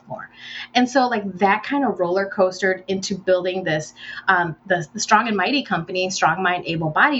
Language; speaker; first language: English; native; English